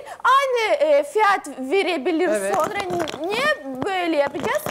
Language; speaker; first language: Turkish; non-native, learner; Russian